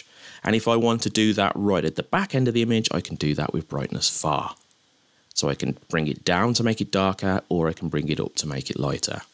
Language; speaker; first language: English; native; English